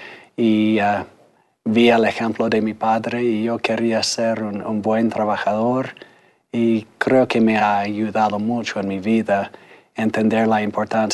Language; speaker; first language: Spanish; non-native, fluent; English